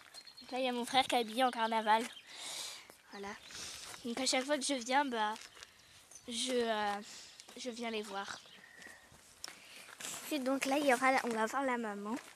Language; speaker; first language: French; native; French